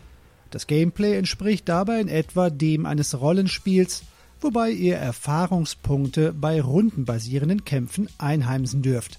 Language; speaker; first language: German; native; German